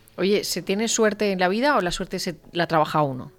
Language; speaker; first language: Spanish; native; Spanish